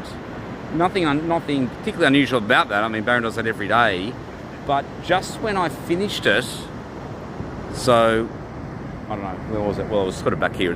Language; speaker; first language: English; native; English